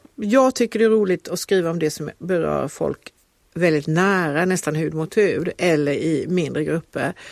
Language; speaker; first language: Swedish; native; Swedish